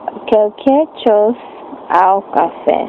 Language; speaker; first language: French; non-native, learner; English